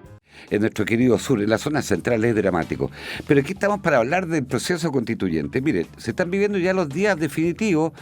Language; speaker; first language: Spanish; native; Spanish